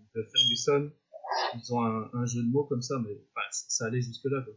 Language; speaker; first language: French; native; French